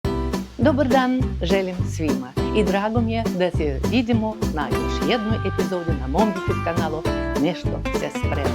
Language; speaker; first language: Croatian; non-native, fluent; Russian